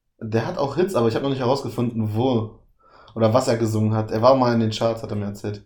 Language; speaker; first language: German; native; German